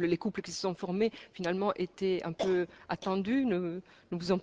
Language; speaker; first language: French; native; French